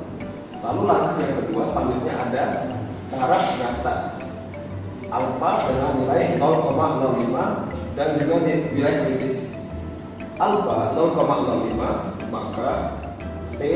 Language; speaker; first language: Indonesian; native; Indonesian